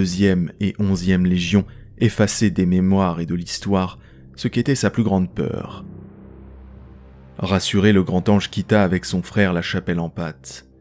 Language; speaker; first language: French; native; French